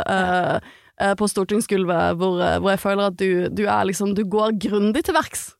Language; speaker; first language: Norwegian; native; Norwegian